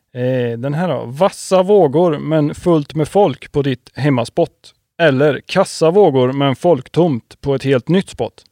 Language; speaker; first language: Swedish; native; Swedish